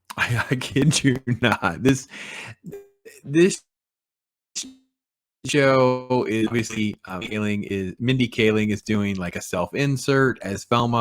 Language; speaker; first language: English; native; English